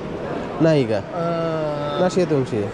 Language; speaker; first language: Chinese; non-native, learner; Bangla